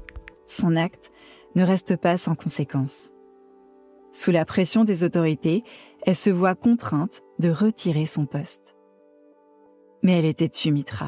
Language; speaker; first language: French; native; French